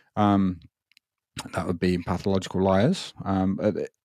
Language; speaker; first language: English; native; English